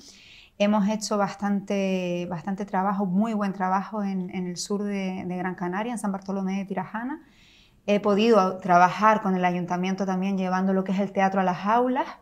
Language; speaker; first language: Spanish; native; Spanish